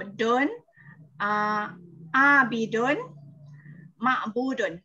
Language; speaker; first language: Arabic; non-native, learner; Malay